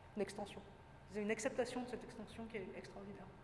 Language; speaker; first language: French; native; French